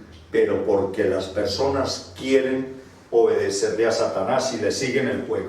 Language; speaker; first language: Spanish; native; Spanish